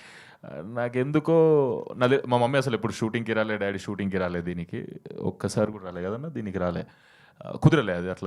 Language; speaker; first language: Telugu; native; Telugu